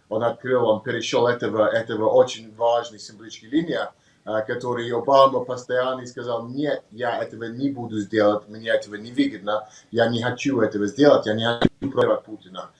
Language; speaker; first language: Russian; non-native, learner; English